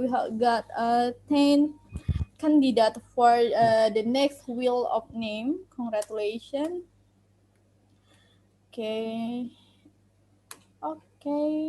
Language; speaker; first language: English; non-native, learner; Indonesian